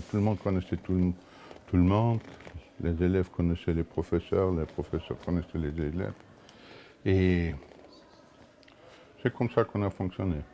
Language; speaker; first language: French; non-native, local second language; Luxembourgish